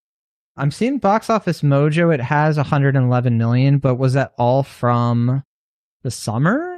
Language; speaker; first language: English; native; English